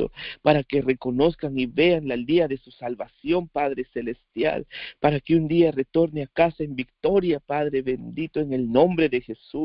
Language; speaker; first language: Spanish; native; Spanish